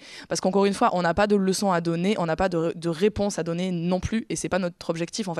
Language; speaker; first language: French; native; French